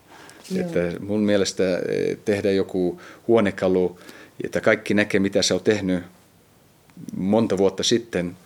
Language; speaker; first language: Finnish; early bilingual, heritage; Finnish